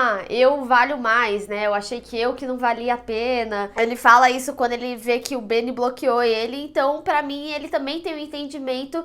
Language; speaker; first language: Portuguese; native; Portuguese